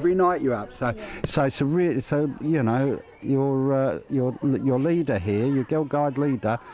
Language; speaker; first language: English; native; English